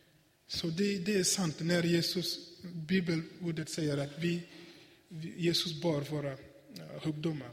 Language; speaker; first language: Swedish; non-native, fluent; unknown